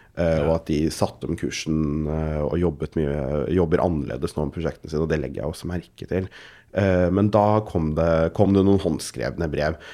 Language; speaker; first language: Norwegian; early bilingual, other home language; Urdu